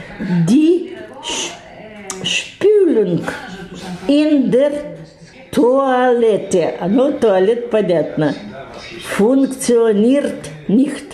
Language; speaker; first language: German; non-native, learner; Russian